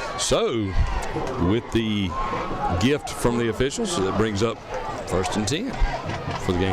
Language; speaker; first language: English; native; English